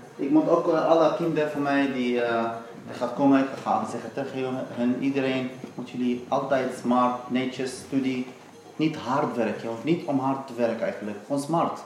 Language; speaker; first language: Dutch; non-native, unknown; Arabic